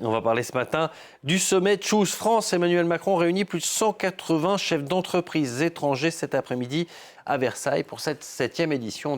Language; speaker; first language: French; native; French